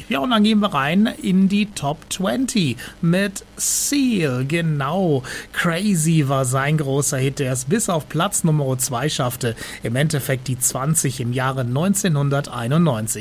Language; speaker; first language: German; native; German